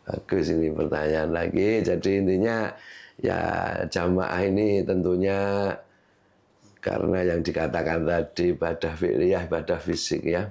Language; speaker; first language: Indonesian; non-native, local second language; Javanese